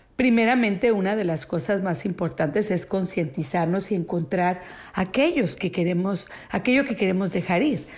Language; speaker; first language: Spanish; native; Spanish